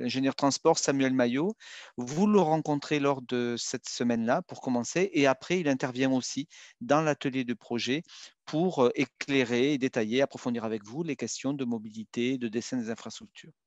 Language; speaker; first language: French; native; French